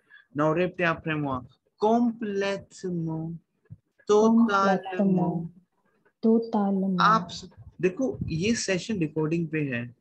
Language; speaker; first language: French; non-native, fluent; Hindi